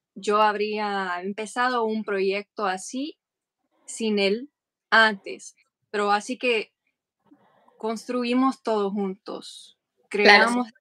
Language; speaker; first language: Spanish; non-native, fluent; English